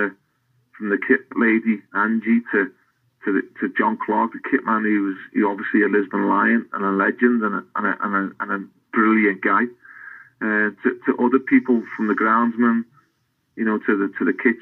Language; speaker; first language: English; native; English